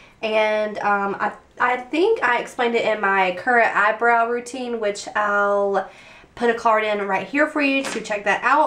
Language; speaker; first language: English; native; English